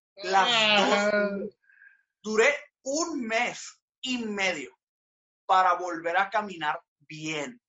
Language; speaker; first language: Spanish; native; Spanish